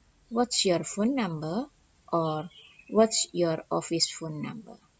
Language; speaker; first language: English; non-native, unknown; Indonesian